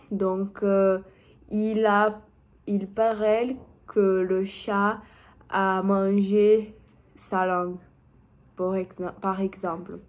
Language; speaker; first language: French; non-native, learner; Portuguese